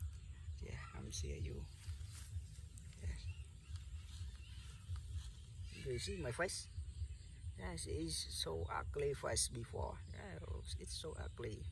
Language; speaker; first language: English; non-native, learner; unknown